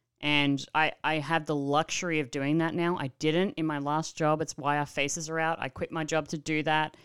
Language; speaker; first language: English; native; English